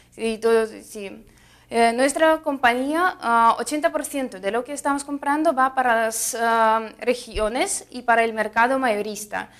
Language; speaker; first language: Spanish; non-native, fluent; Russian